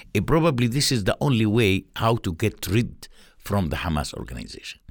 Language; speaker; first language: English; non-native, fluent; Arabic